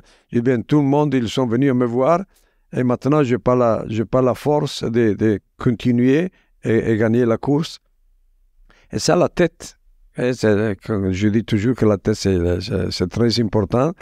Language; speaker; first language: French; non-native, fluent; Italian